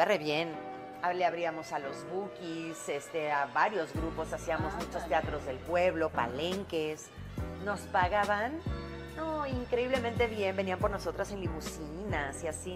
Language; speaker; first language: Spanish; early bilingual, other home language; Romanian